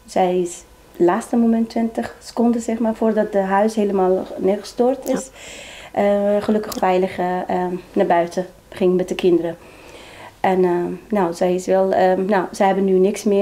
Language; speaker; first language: Dutch; non-native, learner; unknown